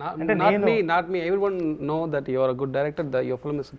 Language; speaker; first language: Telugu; non-native, learner; Tamil